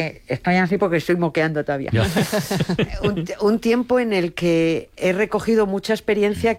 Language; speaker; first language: Spanish; native; Spanish